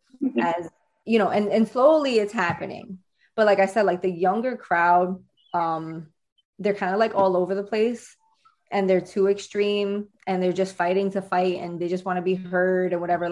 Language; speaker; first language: English; native; English